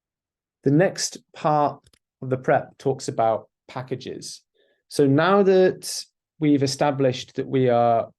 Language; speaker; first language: English; native; English